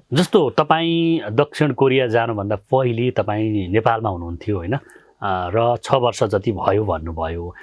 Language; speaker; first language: Nepali; native; Nepali